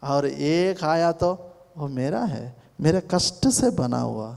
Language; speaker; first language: Hindi; non-native, local second language; Telugu